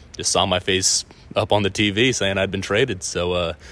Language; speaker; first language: English; native; English